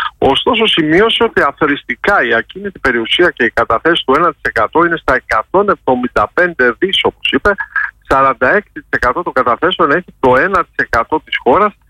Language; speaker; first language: Greek; native; Greek